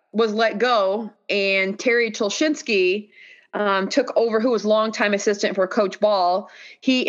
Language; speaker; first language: English; native; English